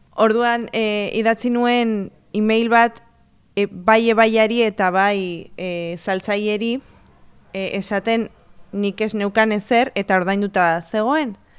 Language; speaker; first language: Basque; non-native, local second language; Spanish